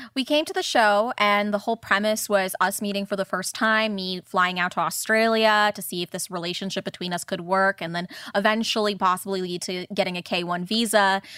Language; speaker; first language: English; early bilingual, other home language; Czech